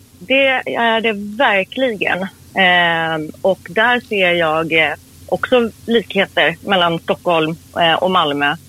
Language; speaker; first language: Swedish; early bilingual, other home language; Persian